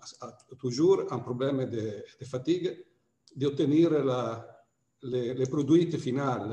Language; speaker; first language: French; non-native, learner; Italian